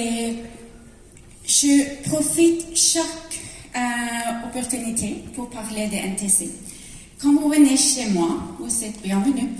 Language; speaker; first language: French; non-native, learner; Norwegian